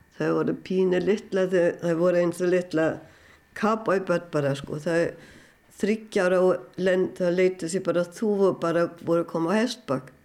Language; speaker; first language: Icelandic; non-native, fluent; German